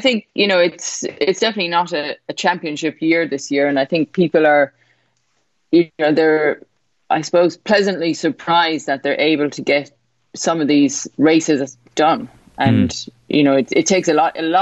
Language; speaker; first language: English; native; English